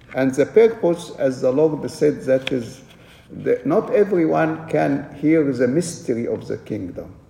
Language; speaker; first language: English; non-native, fluent; Arabic